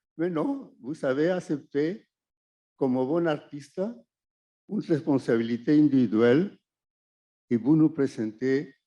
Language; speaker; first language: French; non-native, fluent; Spanish